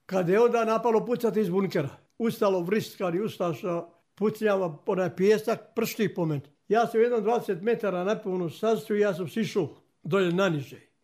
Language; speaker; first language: Serbian; native; Serbian